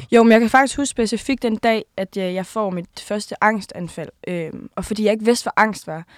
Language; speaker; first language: Danish; native; Danish